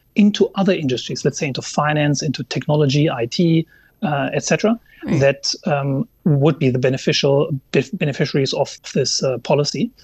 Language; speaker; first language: English; non-native, fluent; German